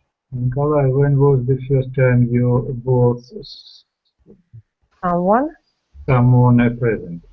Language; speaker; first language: English; non-native, learner; Russian